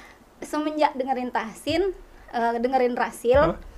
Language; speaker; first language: Indonesian; native; Indonesian